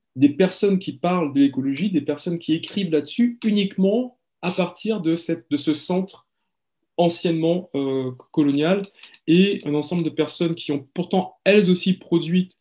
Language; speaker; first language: French; native; French